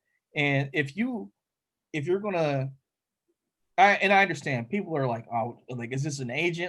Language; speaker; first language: English; native; English